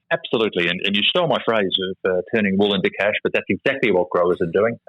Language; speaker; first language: English; native; English